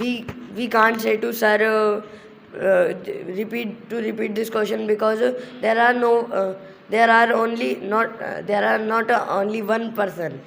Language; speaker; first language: English; non-native, learner; Hindi